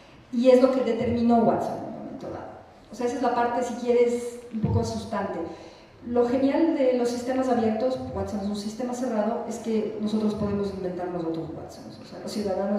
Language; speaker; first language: Spanish; native; Spanish